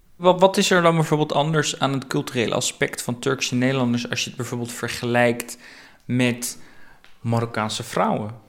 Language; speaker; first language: Dutch; early bilingual, other home language; Turkish